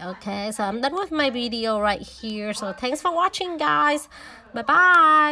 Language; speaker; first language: English; non-native, fluent; Vietnamese